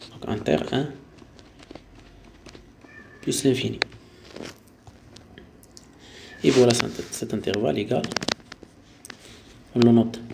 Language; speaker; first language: French; non-native, local second language; Arabic